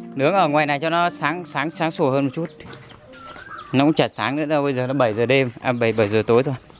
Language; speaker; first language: Vietnamese; native; Vietnamese